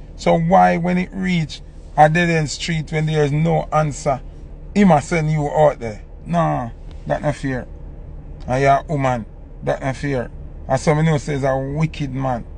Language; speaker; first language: English; non-native, local second language; Jamaican Creole English